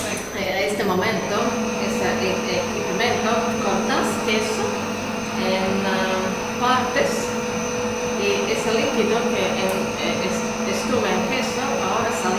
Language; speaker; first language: Spanish; non-native, learner; Latvian